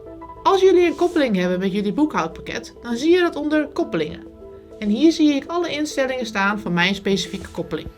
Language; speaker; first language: Dutch; native; Dutch